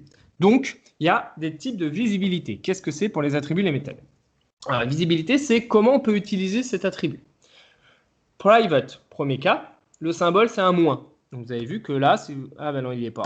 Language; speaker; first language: French; native; French